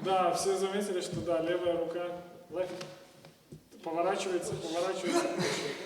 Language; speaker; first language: Russian; native; Russian